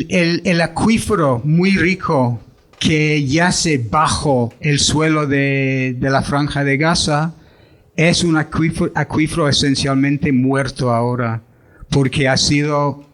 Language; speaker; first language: Spanish; non-native, fluent; English